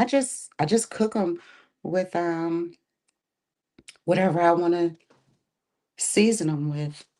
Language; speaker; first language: English; native; English